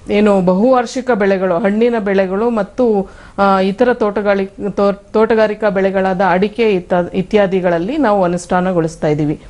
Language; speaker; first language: Kannada; native; Kannada